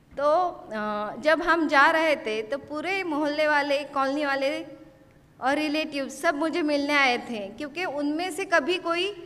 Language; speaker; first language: Hindi; non-native, local second language; Marathi